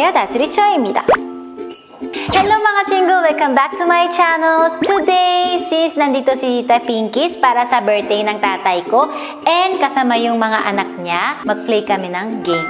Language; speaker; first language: Filipino; non-native, fluent; Korean